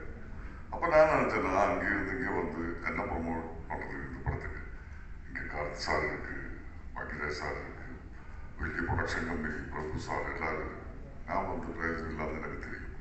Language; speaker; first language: Tamil; non-native, learner; Malayalam